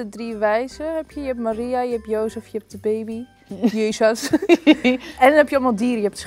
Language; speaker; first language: Dutch; native; Dutch